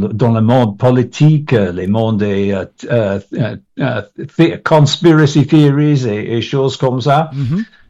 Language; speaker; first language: French; non-native, learner; English